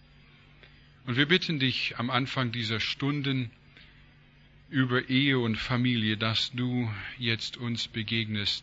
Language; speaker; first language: German; non-native, fluent; English